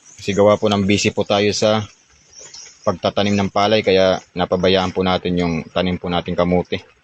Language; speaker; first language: Filipino; non-native, local second language; Bikol